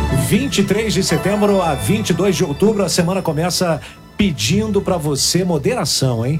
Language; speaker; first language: Portuguese; native; Portuguese